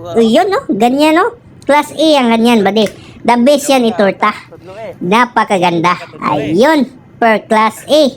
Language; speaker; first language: Filipino; non-native, local second language; Cebuano